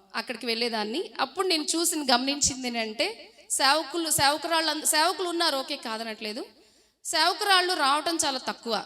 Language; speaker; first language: Telugu; non-native, fluent; Hindi